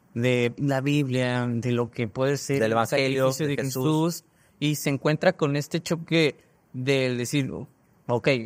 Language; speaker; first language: Spanish; native; Spanish